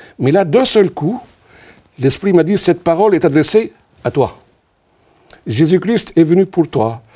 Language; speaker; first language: French; non-native, local second language; Arabic